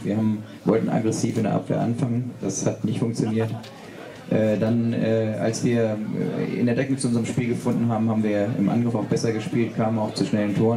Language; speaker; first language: German; native; German